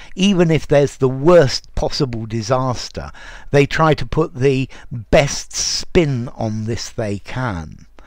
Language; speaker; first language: English; native; English